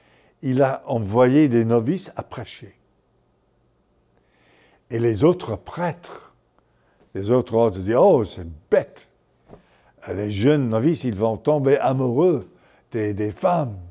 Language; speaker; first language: French; non-native, fluent; English